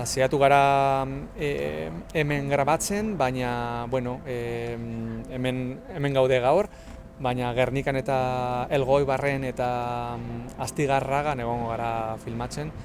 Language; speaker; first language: Basque; non-native, local second language; Spanish